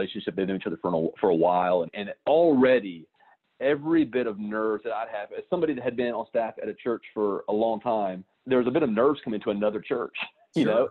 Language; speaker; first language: English; native; English